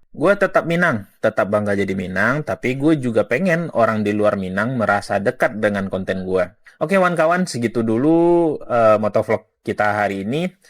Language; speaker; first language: Indonesian; non-native, local second language; Minangkabau